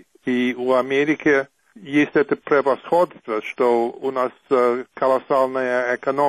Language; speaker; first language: Russian; non-native, fluent; English